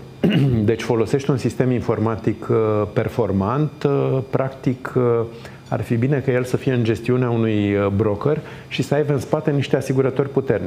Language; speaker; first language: Romanian; native; Romanian